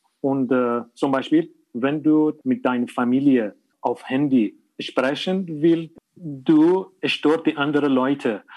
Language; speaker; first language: German; non-native, learner; Persian